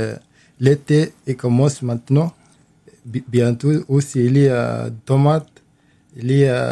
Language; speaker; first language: French; non-native, learner; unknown